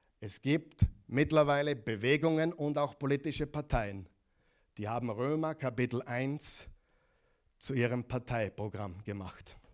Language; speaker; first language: German; non-native, fluent; English